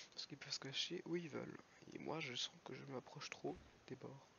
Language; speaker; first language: French; native; French